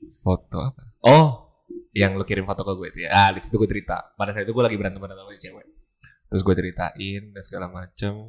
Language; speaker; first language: Indonesian; native; Indonesian